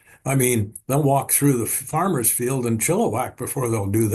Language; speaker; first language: English; native; English